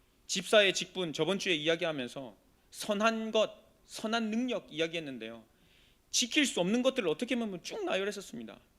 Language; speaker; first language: Korean; native; Korean